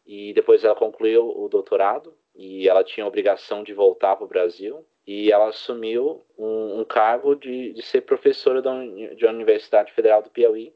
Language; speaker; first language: Portuguese; early bilingual, heritage; Portuguese